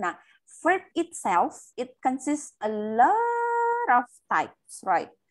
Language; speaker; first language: English; non-native, fluent; Indonesian